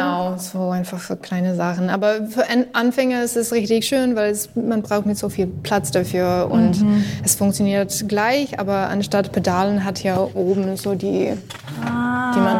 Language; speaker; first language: German; non-native, learner; English